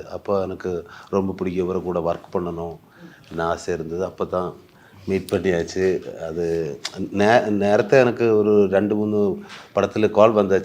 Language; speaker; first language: Tamil; non-native, learner; Malayalam